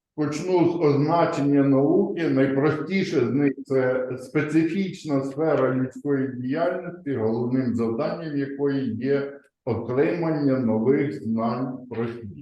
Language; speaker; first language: Ukrainian; native; Ukrainian